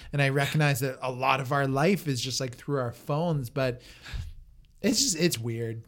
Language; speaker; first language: English; native; English